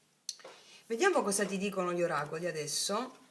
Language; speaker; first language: Italian; native; Italian